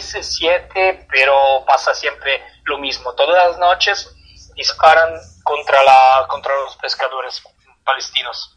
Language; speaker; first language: Spanish; non-native, fluent; Italian